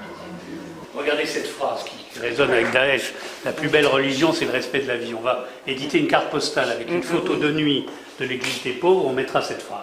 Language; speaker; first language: French; native; French